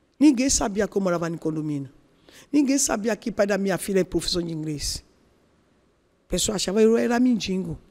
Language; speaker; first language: Portuguese; non-native, learner; Yoruba